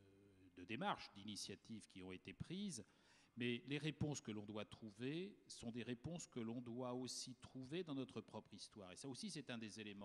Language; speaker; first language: French; native; French